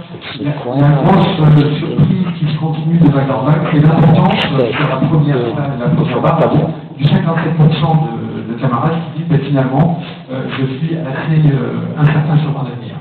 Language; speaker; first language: French; native; French